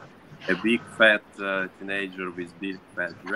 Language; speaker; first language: English; non-native, learner; Ukrainian